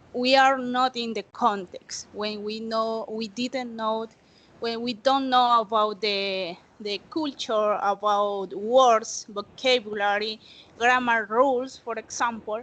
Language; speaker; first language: English; non-native, learner; Spanish